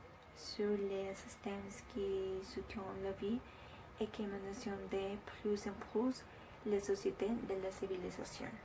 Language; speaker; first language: French; non-native, learner; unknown